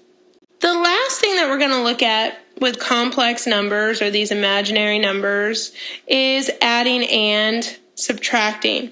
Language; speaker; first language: English; native; English